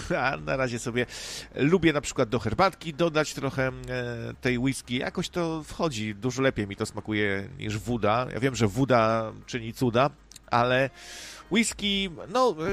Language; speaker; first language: Polish; native; Polish